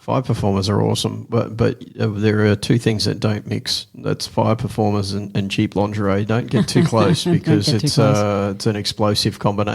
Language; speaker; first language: English; native; English